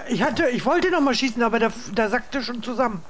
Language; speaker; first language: German; native; German